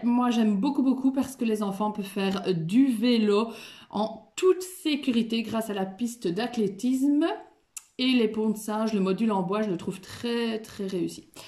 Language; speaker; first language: French; native; French